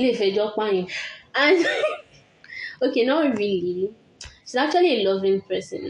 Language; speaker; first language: English; non-native, local second language; Yoruba